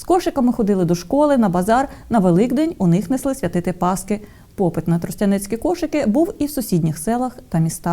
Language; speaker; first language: Ukrainian; native; Ukrainian